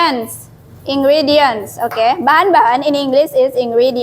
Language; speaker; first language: English; non-native, fluent; Indonesian